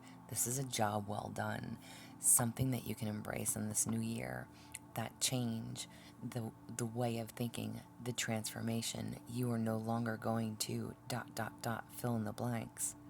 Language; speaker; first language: English; native; English